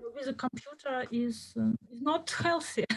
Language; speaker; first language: English; non-native, fluent; Russian